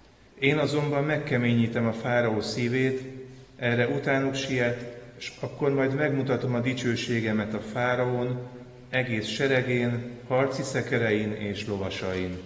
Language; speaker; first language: Hungarian; native; Hungarian